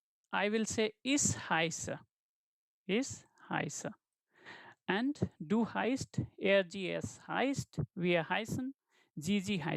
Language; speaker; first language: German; non-native, fluent; Hindi